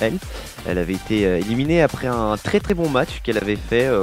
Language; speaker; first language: French; native; French